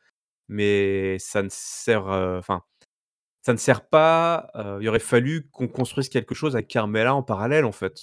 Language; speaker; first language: French; native; French